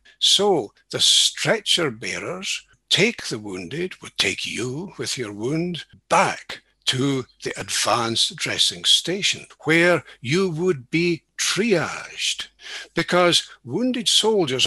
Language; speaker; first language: English; native; English